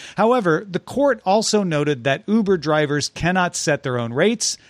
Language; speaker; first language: English; native; English